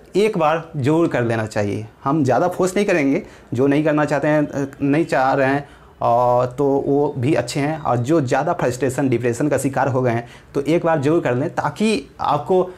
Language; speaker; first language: Hindi; native; Hindi